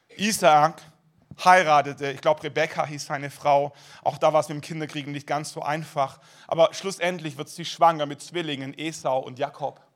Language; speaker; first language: German; native; German